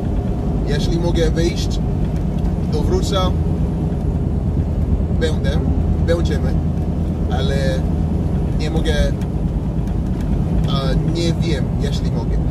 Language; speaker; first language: Polish; non-native, learner; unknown